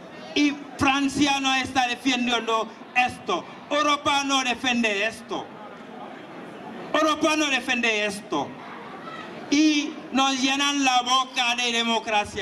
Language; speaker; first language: Spanish; non-native, fluent; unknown